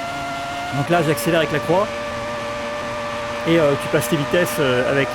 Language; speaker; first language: French; native; French